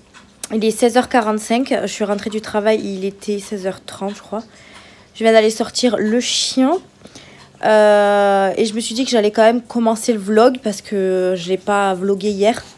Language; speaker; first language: French; native; French